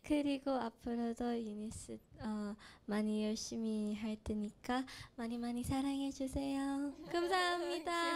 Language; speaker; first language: Korean; non-native, learner; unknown